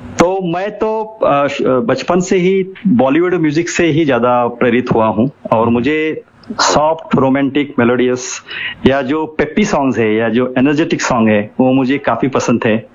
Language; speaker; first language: Hindi; non-native, local second language; Marathi